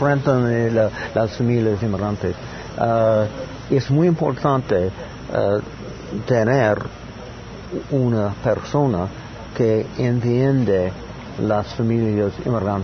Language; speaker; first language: Spanish; non-native, learner; English